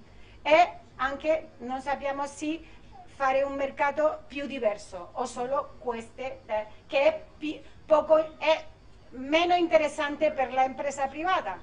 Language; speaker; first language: Italian; non-native, learner; Spanish